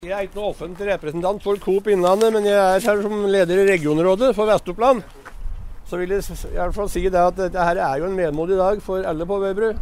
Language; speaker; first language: Norwegian; native; Norwegian